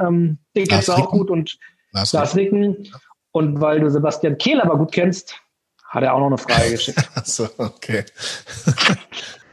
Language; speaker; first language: German; native; German